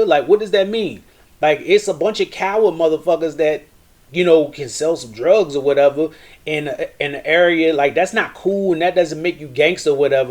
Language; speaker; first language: English; native; English